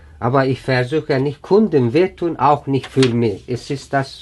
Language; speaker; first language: German; non-native, learner; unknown